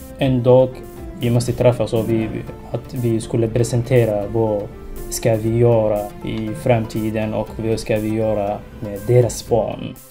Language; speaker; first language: Swedish; non-native, learner; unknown